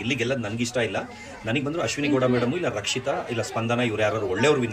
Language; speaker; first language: Kannada; native; Kannada